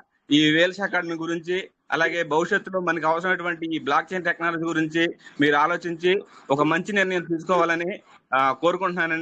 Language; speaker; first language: Telugu; native; Telugu